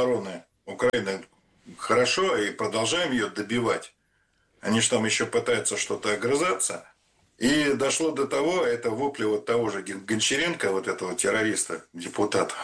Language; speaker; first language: Russian; native; Russian